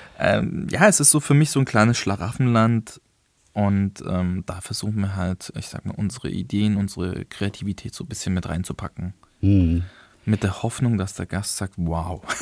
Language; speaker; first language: German; early bilingual, other home language; Turkish